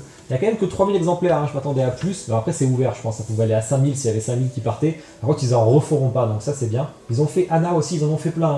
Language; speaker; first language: French; native; French